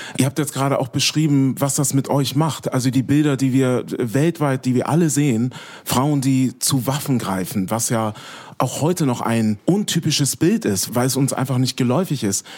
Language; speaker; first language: German; native; German